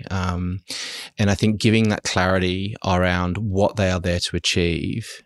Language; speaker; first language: English; early bilingual, other home language; German